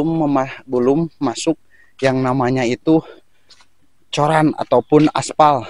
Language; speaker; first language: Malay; non-native, local second language; Sundanese